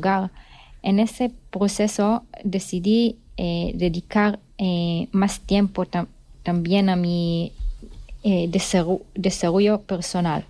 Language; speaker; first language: Spanish; non-native, learner; Hebrew